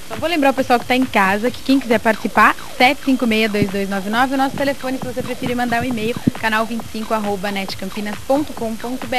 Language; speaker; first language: Portuguese; native; Portuguese